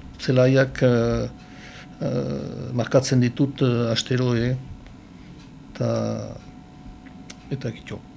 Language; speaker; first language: Basque; non-native, learner; French